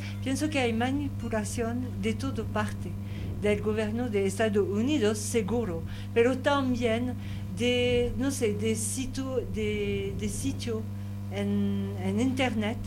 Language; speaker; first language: Spanish; non-native, learner; French